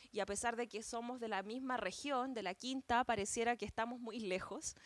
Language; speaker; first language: Spanish; native; Spanish